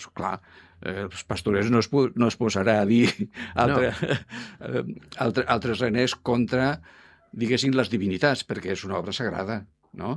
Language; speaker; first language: Catalan; non-native, fluent; Spanish